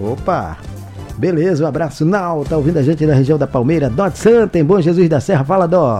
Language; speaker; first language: Portuguese; native; Portuguese